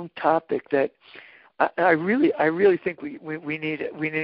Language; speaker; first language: English; native; English